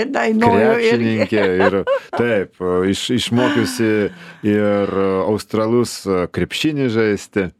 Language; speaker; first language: Lithuanian; native; Lithuanian